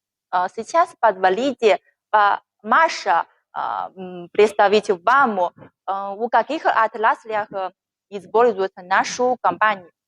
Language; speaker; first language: Russian; non-native, learner; Chinese